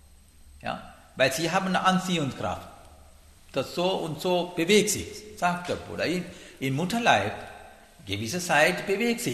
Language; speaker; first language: German; non-native, learner; Sinhala